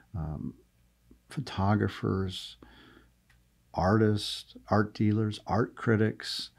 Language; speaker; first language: English; native; English